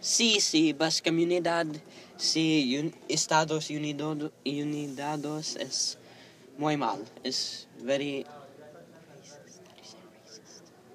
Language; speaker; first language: Spanish; non-native, learner; English